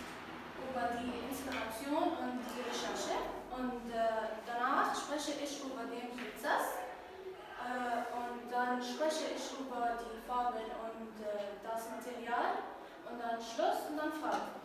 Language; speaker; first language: German; non-native, learner; Arabic